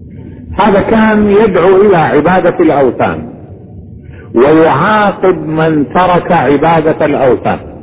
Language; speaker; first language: Arabic; native; Arabic